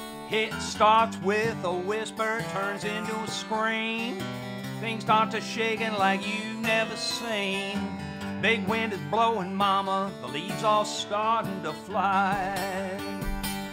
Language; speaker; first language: English; native; English